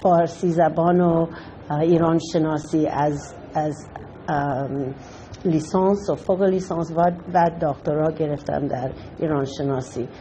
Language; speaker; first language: Persian; non-native, fluent; English